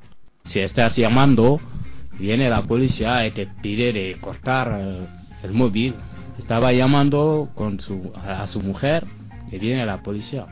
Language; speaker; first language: Spanish; non-native, learner; French